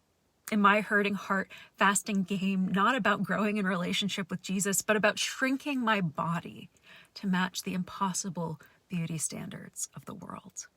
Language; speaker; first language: English; native; English